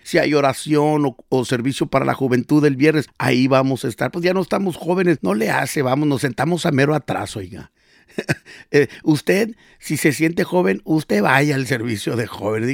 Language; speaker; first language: Spanish; early bilingual, heritage; Spanish